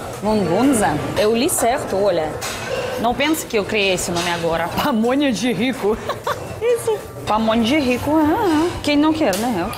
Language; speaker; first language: Portuguese; non-native, fluent; Russian